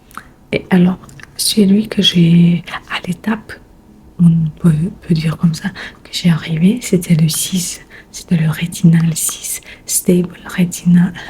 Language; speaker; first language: French; non-native, learner; Spanish